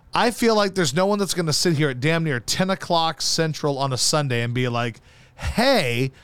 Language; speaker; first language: English; native; English